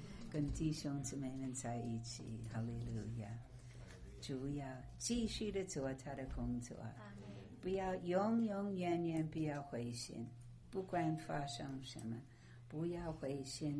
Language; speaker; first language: Chinese; non-native, fluent; English